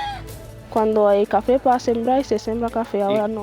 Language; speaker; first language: Spanish; non-native, learner; Haitian Creole